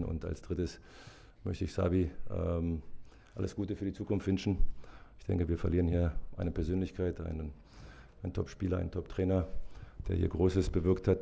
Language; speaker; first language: German; native; German